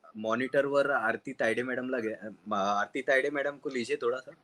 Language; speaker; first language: Hindi; non-native, local second language; Marathi